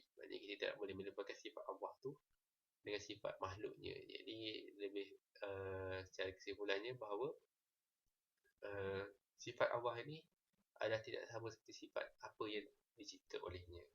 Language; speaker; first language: Malay; native; Malay